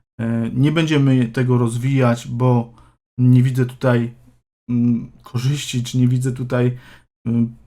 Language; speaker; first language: Polish; native; Polish